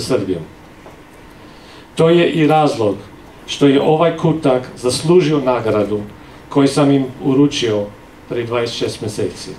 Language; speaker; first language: Serbian; non-native, fluent; English